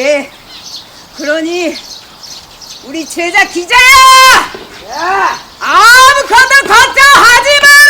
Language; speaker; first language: Korean; native; Korean